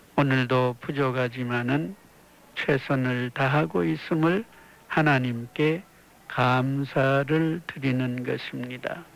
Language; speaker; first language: Korean; native; Korean